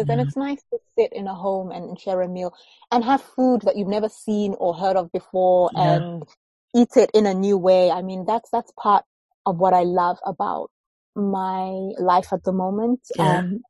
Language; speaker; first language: English; native; English